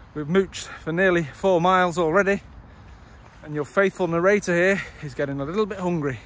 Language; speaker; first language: English; native; English